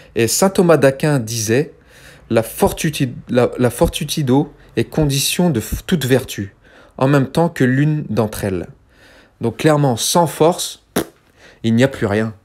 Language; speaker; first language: French; early bilingual, other home language; Kabyle